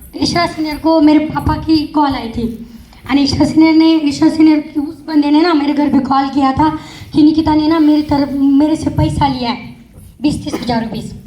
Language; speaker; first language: Hindi; non-native, local second language; Marathi